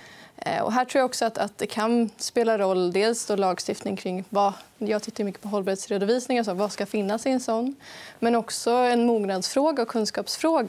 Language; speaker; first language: Swedish; native; Swedish